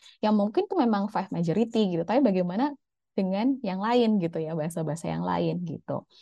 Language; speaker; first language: Indonesian; native; Indonesian